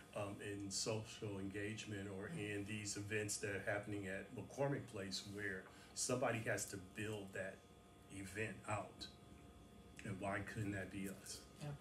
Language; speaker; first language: English; native; English